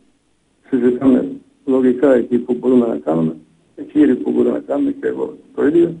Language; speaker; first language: Greek; non-native, fluent; Bosnian